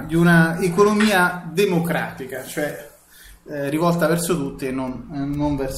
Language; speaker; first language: Italian; native; Italian